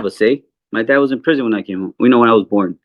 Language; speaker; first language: English; native; English